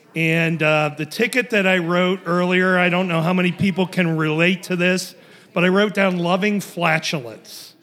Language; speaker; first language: English; native; English